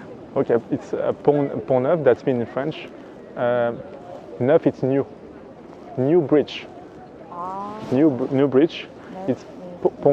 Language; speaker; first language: English; non-native, fluent; French